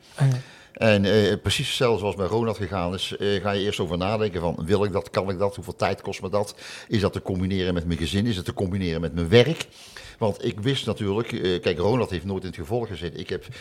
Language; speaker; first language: Dutch; native; Dutch